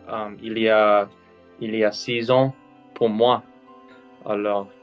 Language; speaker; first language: French; non-native, learner; English